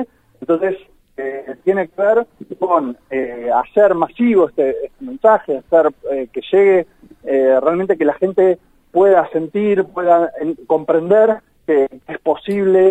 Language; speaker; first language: Spanish; native; Spanish